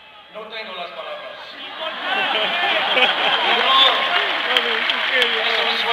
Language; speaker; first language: Spanish; non-native, learner; English